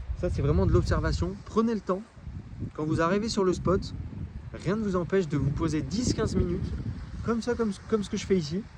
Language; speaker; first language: French; native; French